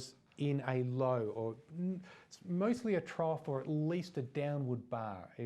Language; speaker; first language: English; native; English